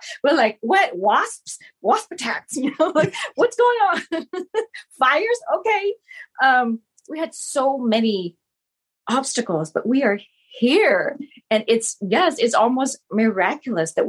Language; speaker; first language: English; non-native, fluent; Vietnamese